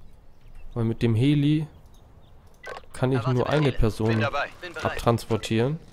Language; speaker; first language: German; native; German